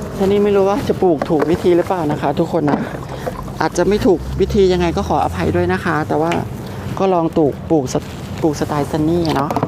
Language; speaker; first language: Thai; non-native, local second language; Northeastern Thai